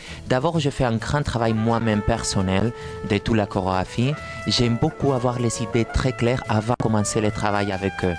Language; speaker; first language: French; non-native, fluent; Spanish